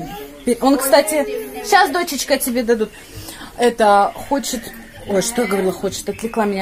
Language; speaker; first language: Russian; native; Russian